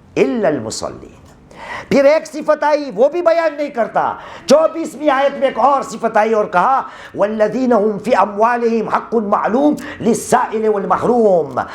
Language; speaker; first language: Urdu; non-native, local second language; Gujarati